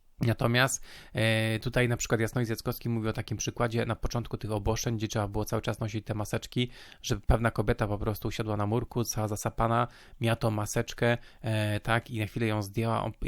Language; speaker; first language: Polish; native; Polish